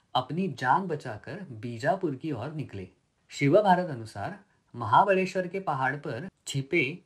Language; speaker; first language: Hindi; non-native, local second language; Marathi